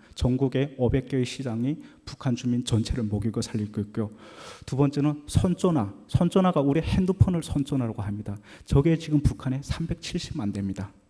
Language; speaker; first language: Korean; native; Korean